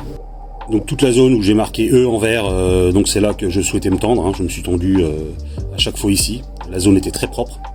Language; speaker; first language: French; native; French